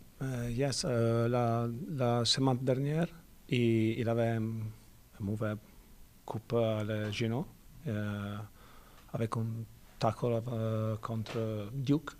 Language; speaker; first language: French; non-native, learner; Italian